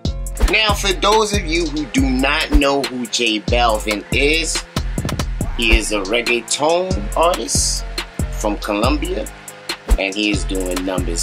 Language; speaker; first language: English; native; English